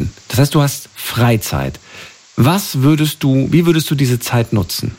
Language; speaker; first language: German; native; German